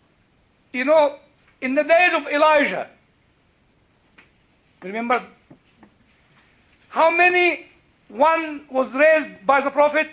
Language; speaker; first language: English; non-native, fluent; Arabic